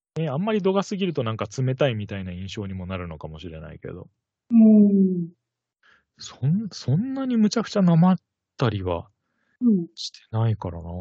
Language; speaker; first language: Japanese; native; Japanese